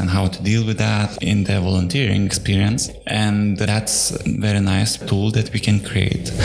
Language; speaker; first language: English; non-native, fluent; Lithuanian